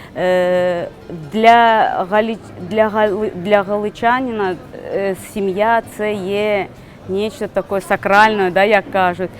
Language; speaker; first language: Ukrainian; non-native, fluent; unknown